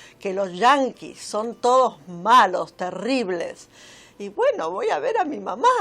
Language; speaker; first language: Spanish; native; Spanish